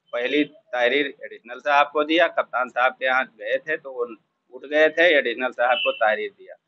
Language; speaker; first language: Hindi; native; Hindi